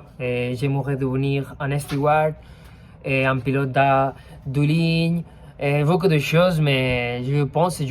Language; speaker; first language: French; non-native, fluent; Spanish